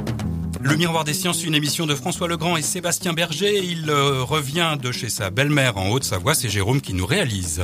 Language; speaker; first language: French; native; French